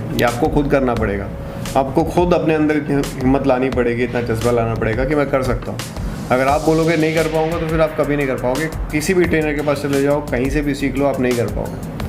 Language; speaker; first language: Hindi; native; Hindi